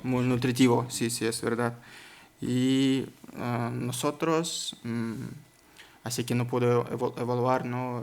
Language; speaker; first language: Spanish; non-native, learner; Kazakh